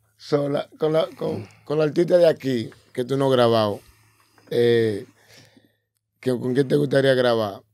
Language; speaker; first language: Spanish; early bilingual, heritage; Spanish